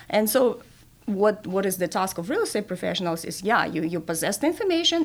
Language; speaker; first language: English; non-native, fluent; Russian